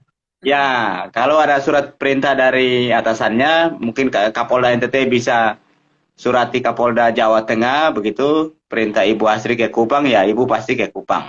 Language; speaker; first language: Indonesian; native; Indonesian